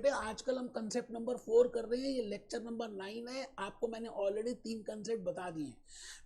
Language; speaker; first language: Hindi; native; Hindi